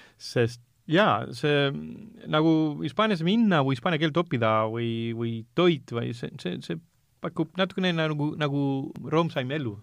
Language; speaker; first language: Estonian; non-native, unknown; Spanish